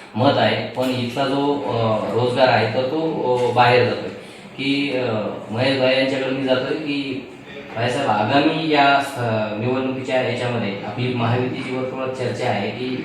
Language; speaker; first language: Marathi; native; Marathi